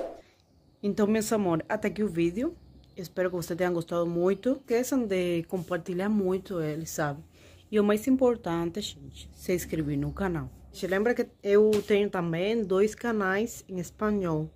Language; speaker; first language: Portuguese; non-native, fluent; Spanish